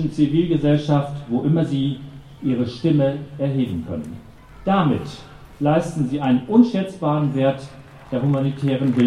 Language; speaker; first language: German; native; German